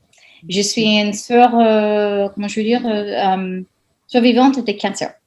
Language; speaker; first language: French; non-native, fluent; English